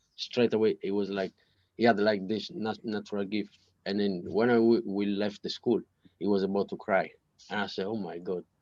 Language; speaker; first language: English; non-native, learner; Italian